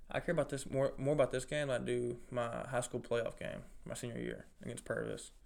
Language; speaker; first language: English; native; English